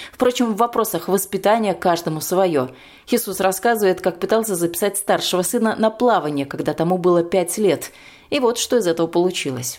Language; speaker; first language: Russian; native; Russian